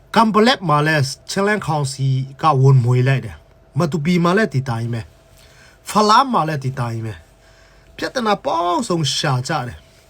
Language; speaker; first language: Burmese; non-native, local second language; Hakha Chin